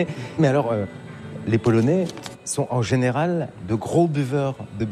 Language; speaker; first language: French; native; French